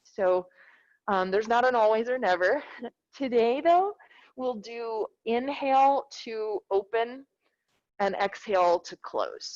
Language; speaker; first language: English; native; English